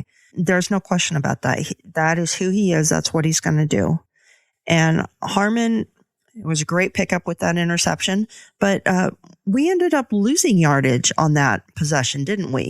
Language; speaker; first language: English; native; English